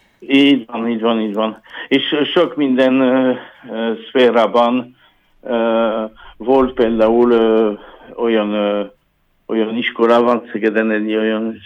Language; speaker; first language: Hungarian; non-native, learner; French